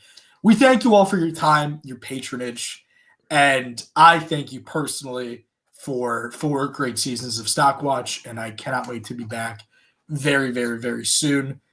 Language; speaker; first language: English; native; English